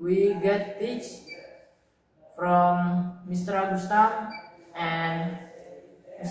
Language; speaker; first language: English; non-native, learner; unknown